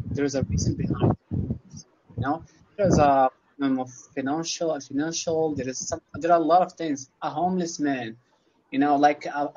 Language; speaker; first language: English; non-native, learner; Arabic